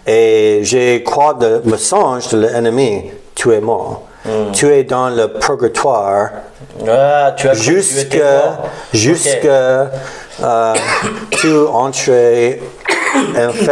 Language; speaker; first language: French; non-native, learner; English